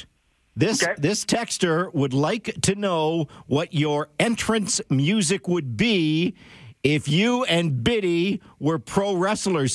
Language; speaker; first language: English; native; English